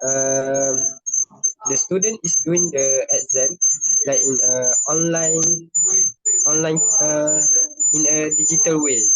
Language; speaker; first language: English; non-native, learner; Malay